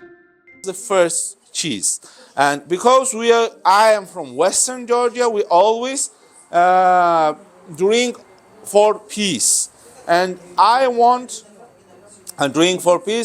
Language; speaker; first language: English; non-native, learner; Georgian